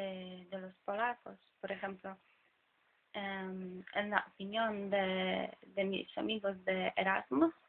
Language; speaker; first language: Spanish; non-native, fluent; Polish